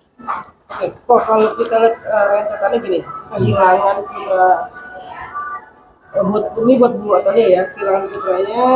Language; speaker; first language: Indonesian; native; Indonesian